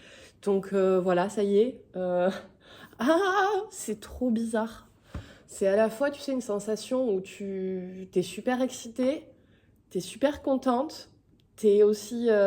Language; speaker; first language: French; native; French